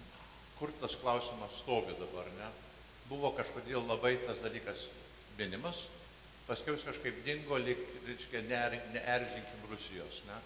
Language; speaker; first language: Lithuanian; early bilingual, heritage; Lithuanian